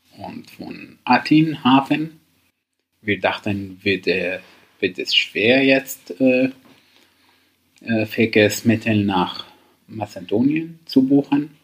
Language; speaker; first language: German; non-native, learner; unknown